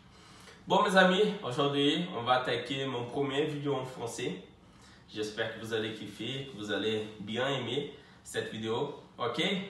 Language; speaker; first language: French; non-native, fluent; Portuguese